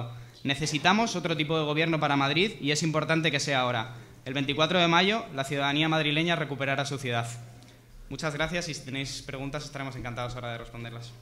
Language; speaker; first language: Spanish; native; Spanish